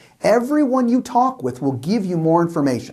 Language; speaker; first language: English; native; English